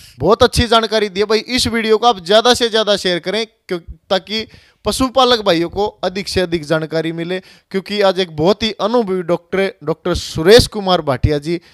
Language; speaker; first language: Hindi; native; Hindi